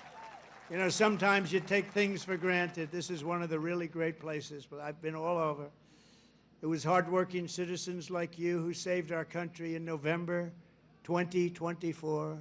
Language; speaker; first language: English; native; English